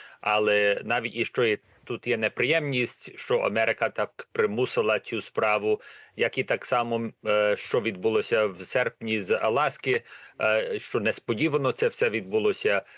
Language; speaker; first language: Ukrainian; early bilingual, heritage; Ukrainian